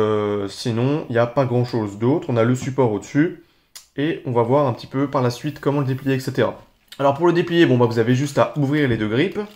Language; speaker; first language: French; native; French